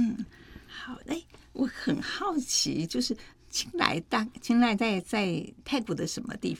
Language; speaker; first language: Chinese; native; Chinese